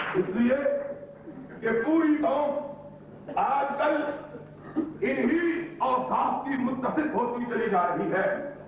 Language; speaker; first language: Urdu; non-native, local second language; Punjabi